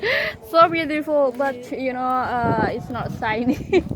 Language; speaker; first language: English; non-native, learner; Indonesian